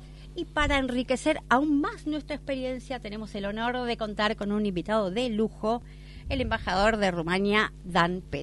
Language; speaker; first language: Spanish; native; Spanish